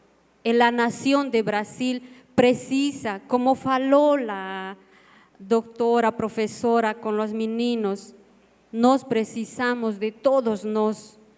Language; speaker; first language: Portuguese; non-native, learner; Spanish